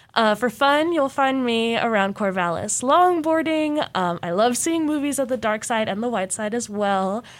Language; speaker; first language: English; native; English